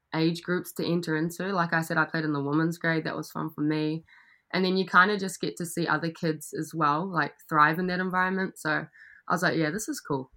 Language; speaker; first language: English; native; English